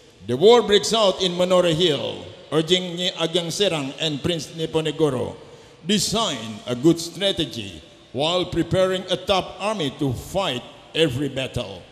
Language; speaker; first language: English; non-native, fluent; Indonesian